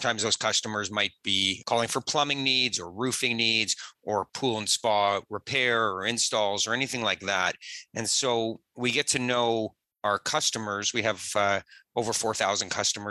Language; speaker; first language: English; native; English